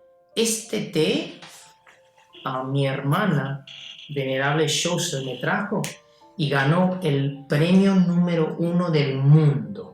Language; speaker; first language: Spanish; non-native, fluent; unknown